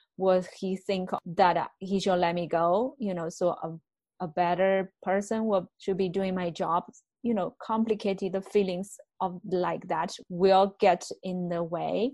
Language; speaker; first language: English; non-native, fluent; Chinese